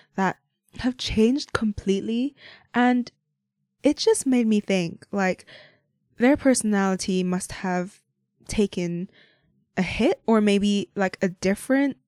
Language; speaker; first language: English; non-native, local second language; Cantonese